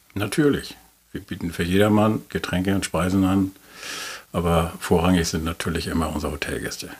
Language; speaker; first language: German; native; German